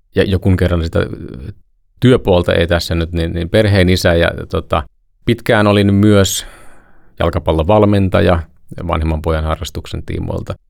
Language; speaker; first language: Finnish; native; Finnish